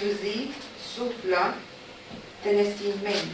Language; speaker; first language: French; non-native, learner; Chinese